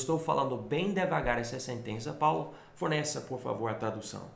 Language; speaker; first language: Portuguese; non-native, fluent; English